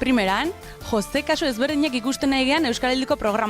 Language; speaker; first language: Basque; native; Basque